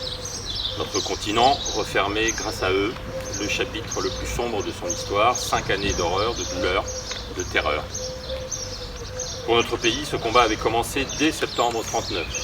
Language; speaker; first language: French; native; French